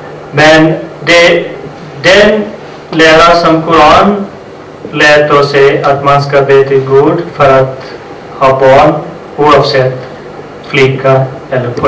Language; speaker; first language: Swedish; non-native, fluent; Urdu